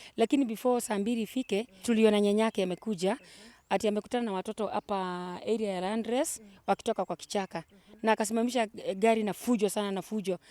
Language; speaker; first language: Swahili; native; Swahili